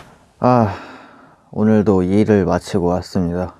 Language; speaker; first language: Korean; native; Korean